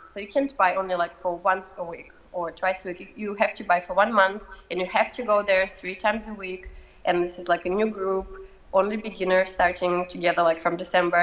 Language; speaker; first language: English; non-native, fluent; Russian